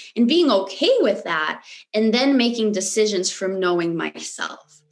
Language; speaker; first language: English; early bilingual, other home language; Romanian